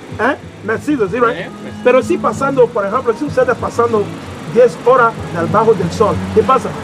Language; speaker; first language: Spanish; non-native, learner; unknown